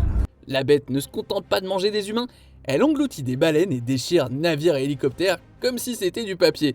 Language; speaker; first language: French; native; French